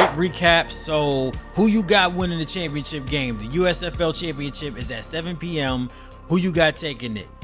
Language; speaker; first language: English; native; English